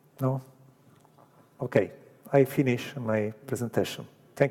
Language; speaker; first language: English; non-native, learner; Italian